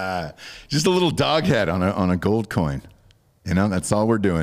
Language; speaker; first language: English; native; English